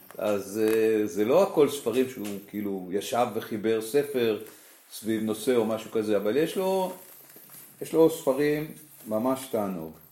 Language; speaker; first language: Hebrew; native; Hebrew